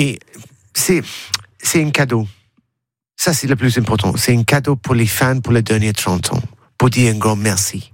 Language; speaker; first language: French; non-native, learner; English